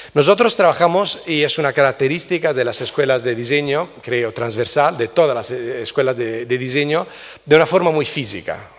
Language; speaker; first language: Spanish; non-native, fluent; Italian